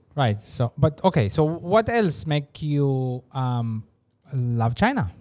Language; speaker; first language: English; non-native, fluent; Hebrew